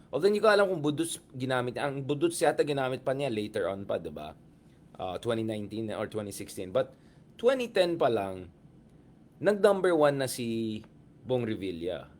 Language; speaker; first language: Filipino; native; Filipino